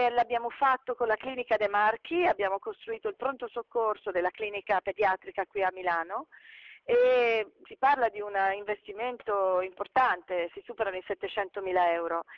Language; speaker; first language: Italian; native; Italian